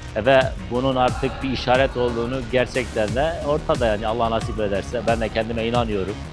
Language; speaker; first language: Turkish; native; Turkish